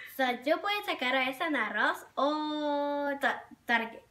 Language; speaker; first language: Spanish; early bilingual, heritage; Spanish